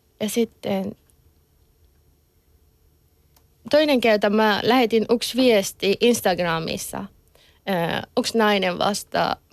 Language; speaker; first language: Finnish; non-native, learner; Persian